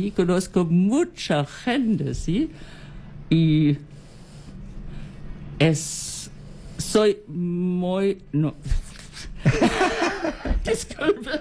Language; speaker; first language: Spanish; non-native, learner; German